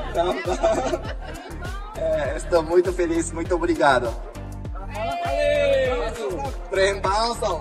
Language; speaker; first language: Portuguese; non-native, learner; Japanese